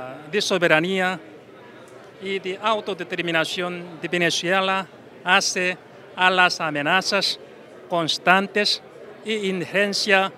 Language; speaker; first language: Spanish; non-native, fluent; Korean